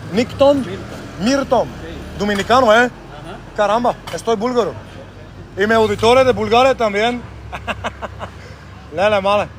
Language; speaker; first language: Spanish; non-native, learner; Bulgarian